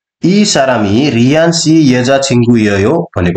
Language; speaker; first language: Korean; non-native, fluent; Nepali